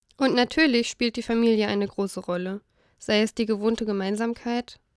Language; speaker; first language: German; native; German